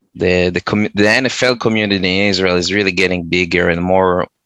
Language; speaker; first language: English; non-native, fluent; Hebrew